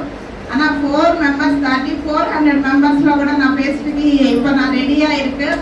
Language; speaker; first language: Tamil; non-native, learner; Telugu